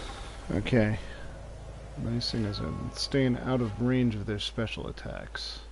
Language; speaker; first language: English; native; English